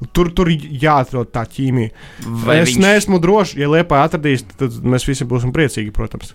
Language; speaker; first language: Latvian; non-native, local second language; Russian